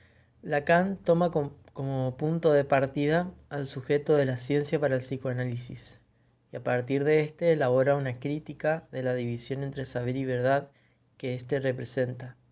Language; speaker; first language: Spanish; native; Spanish